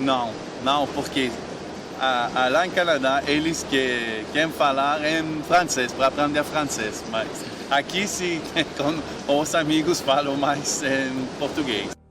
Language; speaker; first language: Portuguese; non-native, learner; French